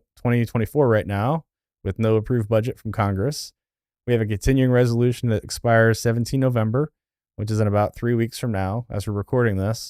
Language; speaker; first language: English; native; English